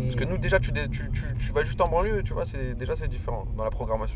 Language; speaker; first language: French; native; French